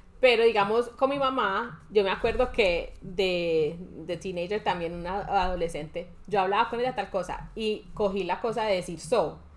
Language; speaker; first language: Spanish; native; Spanish